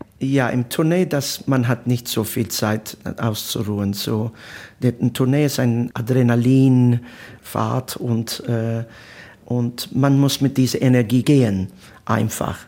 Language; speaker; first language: German; non-native, learner; Italian